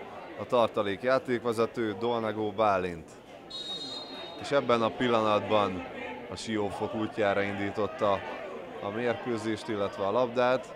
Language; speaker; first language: Hungarian; native; Hungarian